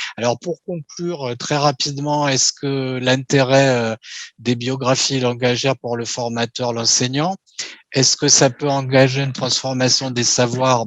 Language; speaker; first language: French; native; French